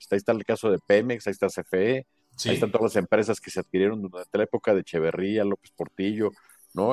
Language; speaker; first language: Spanish; native; Spanish